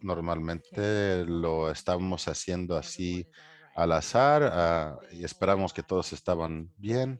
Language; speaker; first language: Spanish; non-native, fluent; English